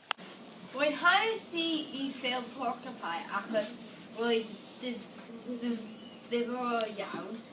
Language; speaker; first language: Welsh; non-native, learner; English